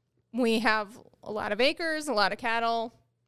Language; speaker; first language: English; native; English